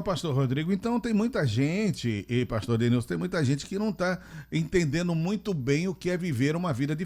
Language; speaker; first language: Portuguese; native; Portuguese